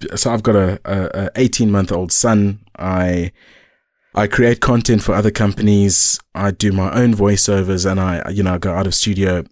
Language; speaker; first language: English; native; English